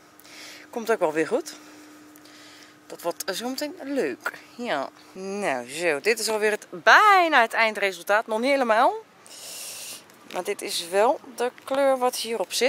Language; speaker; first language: Dutch; native; Dutch